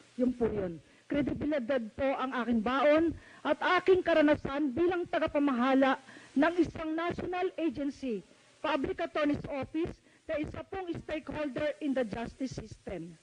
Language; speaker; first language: Filipino; native; Filipino